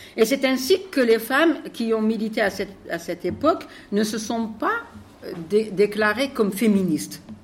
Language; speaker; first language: French; non-native, local second language; Arabic